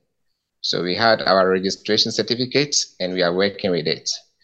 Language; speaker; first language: English; non-native, local second language; Ewe